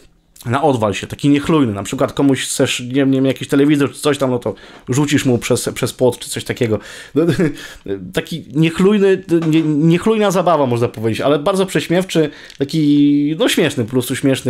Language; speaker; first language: Polish; native; Polish